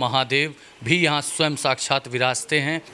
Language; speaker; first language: Hindi; native; Hindi